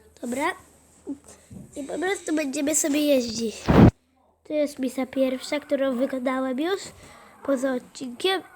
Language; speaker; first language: Polish; native; Polish